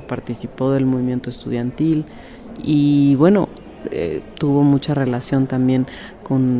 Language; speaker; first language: Spanish; native; Spanish